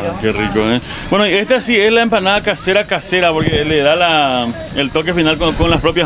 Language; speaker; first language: Spanish; native; Spanish